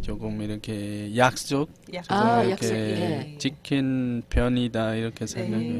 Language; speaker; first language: Korean; non-native, fluent; Bangla